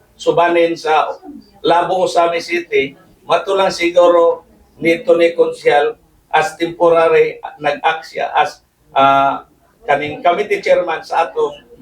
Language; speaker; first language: Cebuano; non-native, local second language; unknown